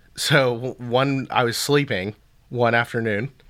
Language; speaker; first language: English; early bilingual, other home language; Filipino